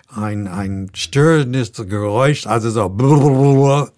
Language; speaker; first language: German; non-native, fluent; English